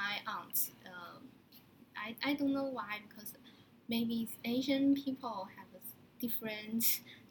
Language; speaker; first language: English; non-native, learner; Chinese